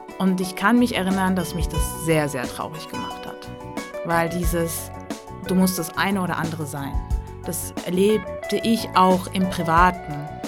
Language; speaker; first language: German; early bilingual, other home language; Turkish